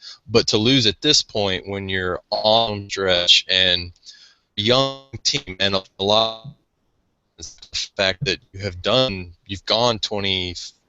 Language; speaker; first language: English; native; English